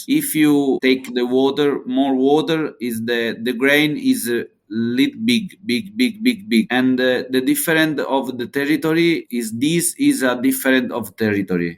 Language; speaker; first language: English; non-native, learner; Italian